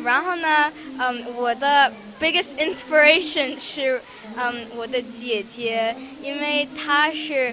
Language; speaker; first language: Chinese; early bilingual, heritage; English